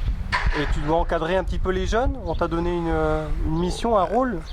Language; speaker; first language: French; native; French